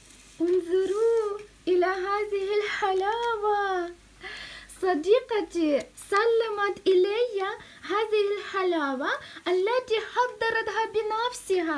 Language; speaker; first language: Arabic; non-native, fluent; Ukrainian